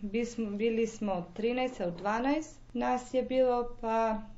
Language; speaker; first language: Slovenian; non-native, local second language; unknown